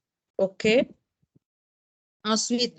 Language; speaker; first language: French; non-native, fluent; Arabic